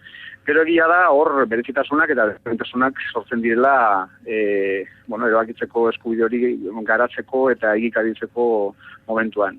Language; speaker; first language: Basque; native; Basque